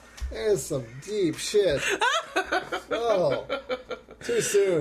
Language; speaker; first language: English; native; English